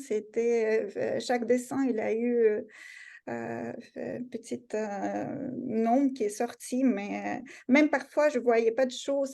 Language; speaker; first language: French; non-native, fluent; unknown